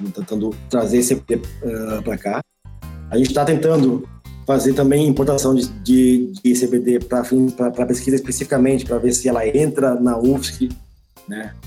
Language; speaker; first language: Portuguese; native; Portuguese